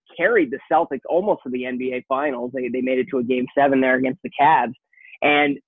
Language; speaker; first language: English; native; English